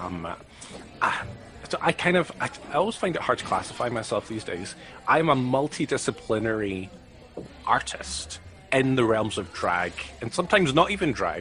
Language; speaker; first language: English; native; English